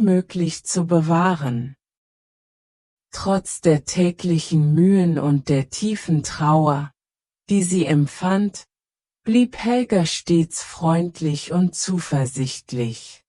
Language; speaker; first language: German; native; German